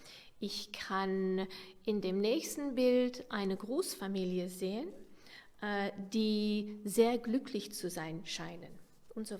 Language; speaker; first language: German; non-native, fluent; English